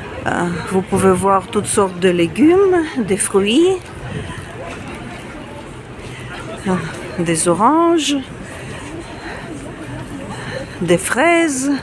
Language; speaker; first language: French; non-native, fluent; Russian